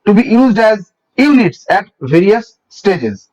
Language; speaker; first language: English; non-native, local second language; Bangla